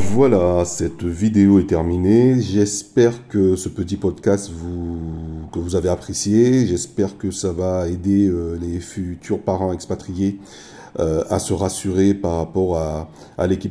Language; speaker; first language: French; native; French